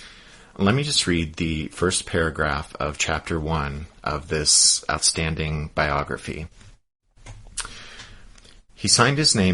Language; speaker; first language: English; native; English